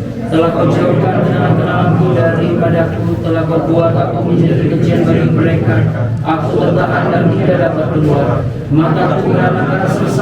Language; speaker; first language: Indonesian; native; Indonesian